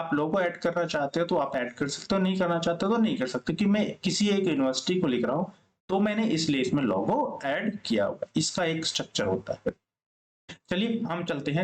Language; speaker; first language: Hindi; native; Hindi